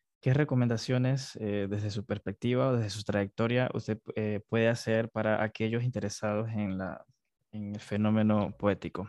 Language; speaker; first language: Spanish; native; Spanish